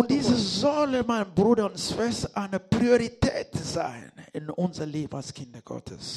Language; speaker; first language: German; non-native, learner; Lingala